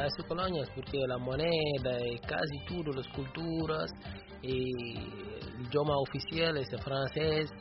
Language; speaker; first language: Spanish; non-native, learner; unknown